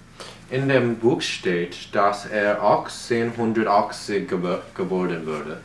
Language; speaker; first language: German; non-native, learner; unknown